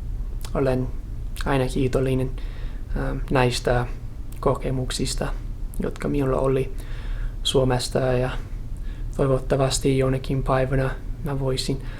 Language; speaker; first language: Finnish; non-native, fluent; English